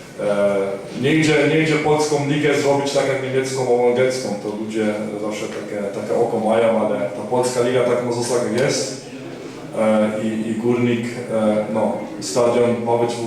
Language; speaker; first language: Polish; early bilingual, heritage; Polish